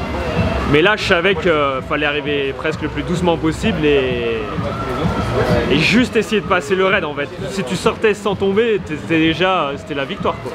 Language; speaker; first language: French; native; French